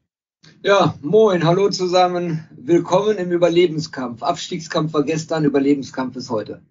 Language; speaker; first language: German; native; German